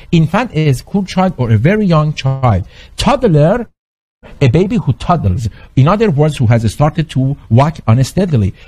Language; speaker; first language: English; non-native, fluent; Persian